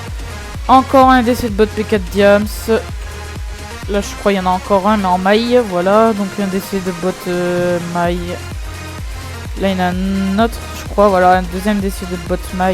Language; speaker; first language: French; native; French